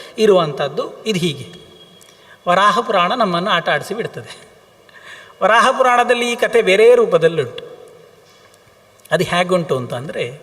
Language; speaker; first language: Kannada; non-native, local second language; Tulu